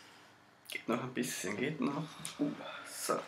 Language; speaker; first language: German; native; German